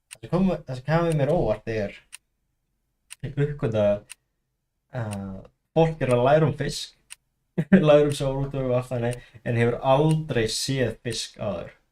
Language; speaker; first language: Icelandic; non-native, learner; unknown